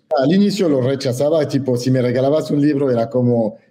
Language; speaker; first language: Spanish; non-native, fluent; French